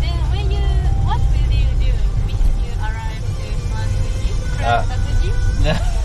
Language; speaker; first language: English; non-native, learner; Japanese